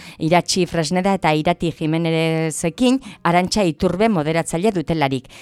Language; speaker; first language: Basque; native; Basque